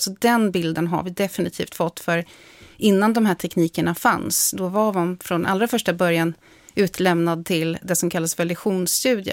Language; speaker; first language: Swedish; native; Swedish